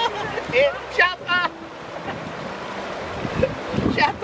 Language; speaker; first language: French; non-native, fluent; Turkish